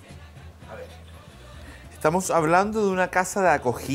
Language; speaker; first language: Spanish; native; Spanish